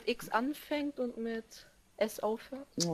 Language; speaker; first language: German; native; German